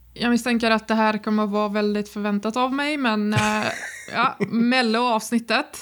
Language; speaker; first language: Swedish; non-native, fluent; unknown